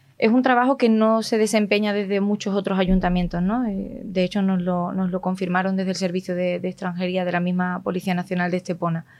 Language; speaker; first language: Spanish; native; Spanish